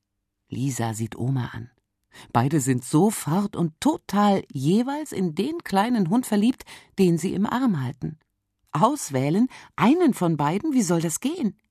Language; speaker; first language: German; native; German